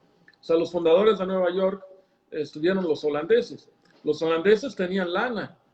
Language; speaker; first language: Spanish; native; Spanish